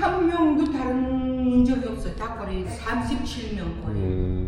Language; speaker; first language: Korean; early bilingual, heritage; Korean